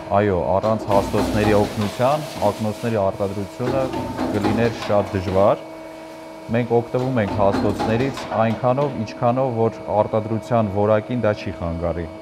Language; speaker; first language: Armenian; native; Armenian